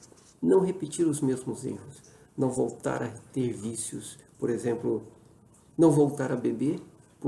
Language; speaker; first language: Portuguese; native; Portuguese